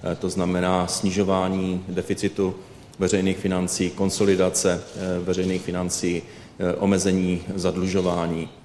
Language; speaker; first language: Czech; native; Czech